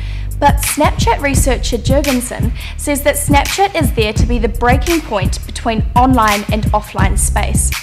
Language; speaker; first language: English; native; English